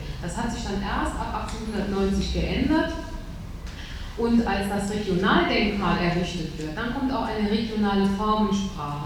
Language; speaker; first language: German; native; German